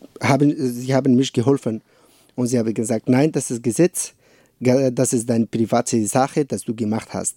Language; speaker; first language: German; non-native, learner; Persian